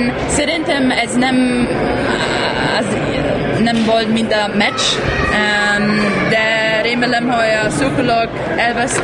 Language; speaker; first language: Hungarian; non-native, learner; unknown